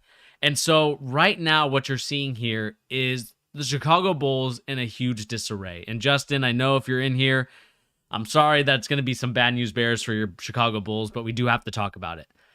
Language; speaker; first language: English; native; English